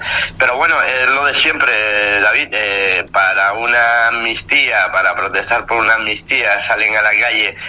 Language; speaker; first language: Spanish; native; Spanish